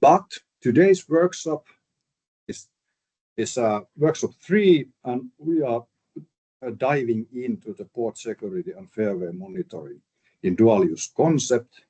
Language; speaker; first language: English; non-native, fluent; Finnish